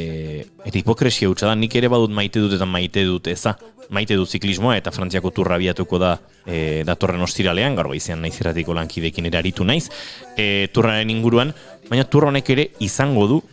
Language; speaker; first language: Basque; native; Basque